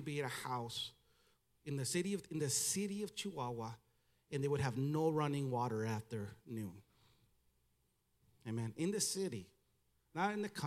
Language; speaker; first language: English; early bilingual, other home language; Spanish